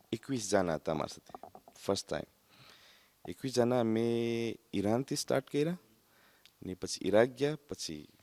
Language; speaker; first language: Gujarati; early bilingual, heritage; Gujarati